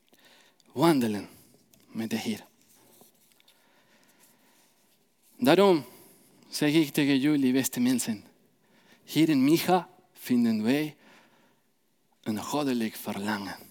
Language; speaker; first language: Dutch; non-native, fluent; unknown